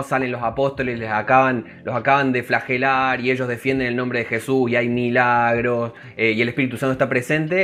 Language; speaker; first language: Spanish; native; Spanish